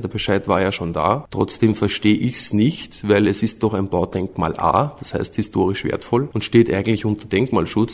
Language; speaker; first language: German; native; German